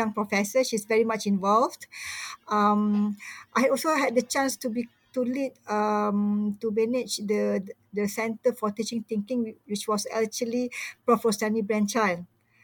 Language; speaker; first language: English; non-native, local second language; Malay